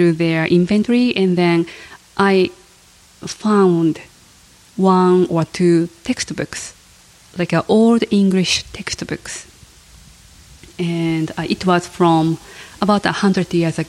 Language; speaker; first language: English; non-native, fluent; Japanese